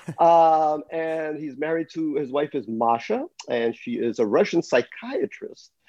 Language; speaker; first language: English; early bilingual, other home language; Russian